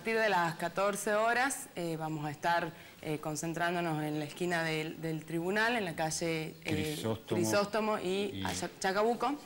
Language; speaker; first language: Spanish; native; Spanish